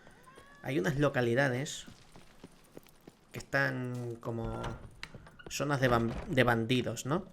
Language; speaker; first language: Spanish; native; Spanish